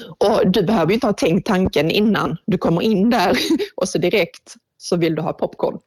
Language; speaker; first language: Swedish; native; Swedish